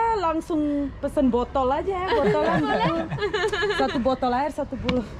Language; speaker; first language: Indonesian; early bilingual, heritage; Indonesian